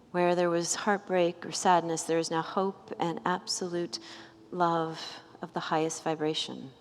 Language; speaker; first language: English; native; English